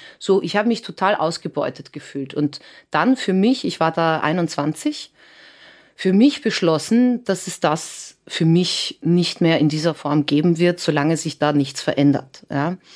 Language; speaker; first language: German; early bilingual, other home language; Serbian